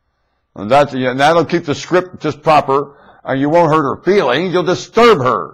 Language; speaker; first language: English; native; English